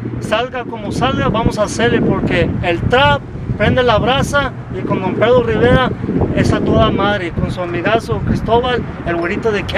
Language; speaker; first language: Spanish; early bilingual, heritage; Spanish